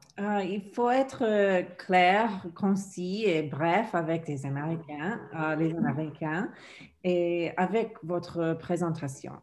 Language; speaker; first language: French; non-native, fluent; English